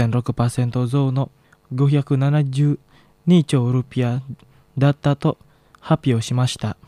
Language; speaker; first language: Japanese; non-native, fluent; Indonesian